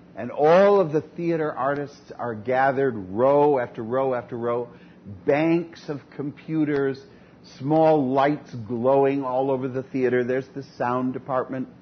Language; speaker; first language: English; native; English